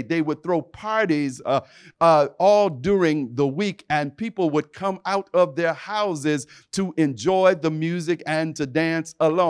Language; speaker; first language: English; native; English